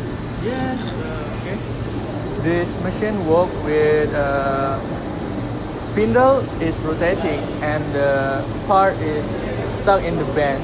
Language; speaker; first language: English; non-native, learner; Indonesian